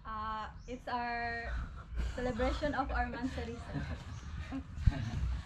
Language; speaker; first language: English; non-native, learner; Filipino